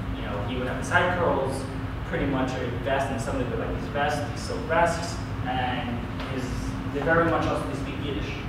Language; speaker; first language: English; native; English